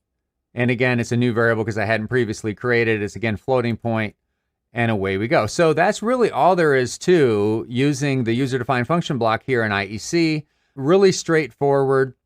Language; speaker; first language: English; native; English